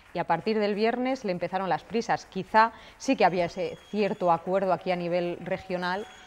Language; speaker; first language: Spanish; native; Spanish